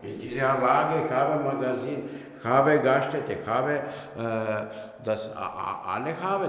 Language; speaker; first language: German; non-native, learner; Bulgarian